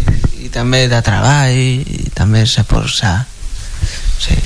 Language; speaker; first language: Catalan; non-native, local second language; Spanish